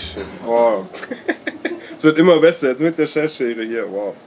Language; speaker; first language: German; native; German